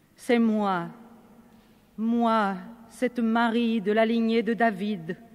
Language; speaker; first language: French; native; French